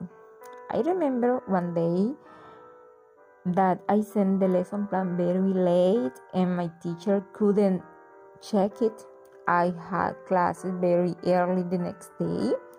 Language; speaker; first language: English; non-native, learner; Spanish